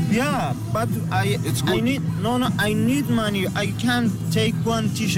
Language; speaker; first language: English; non-native, learner; Persian